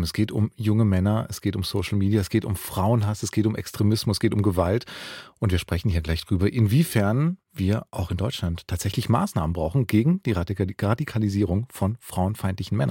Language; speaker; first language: German; native; German